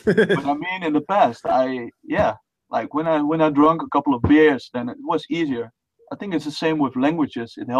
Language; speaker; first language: English; non-native, fluent; Dutch